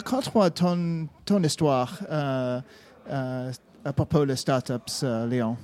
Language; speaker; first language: French; non-native, learner; English